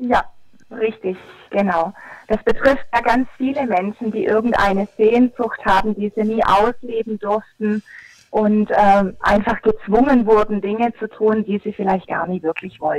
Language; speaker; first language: German; native; German